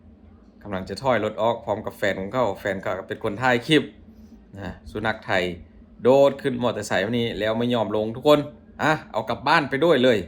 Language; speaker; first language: Thai; non-native, local second language; Lao